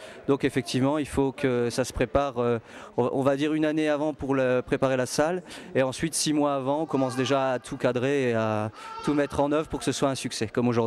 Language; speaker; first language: French; native; French